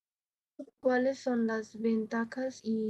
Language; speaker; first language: Spanish; non-native, learner; Bangla